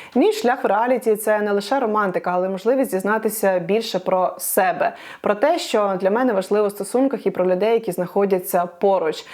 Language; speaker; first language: Ukrainian; non-native, local second language; Russian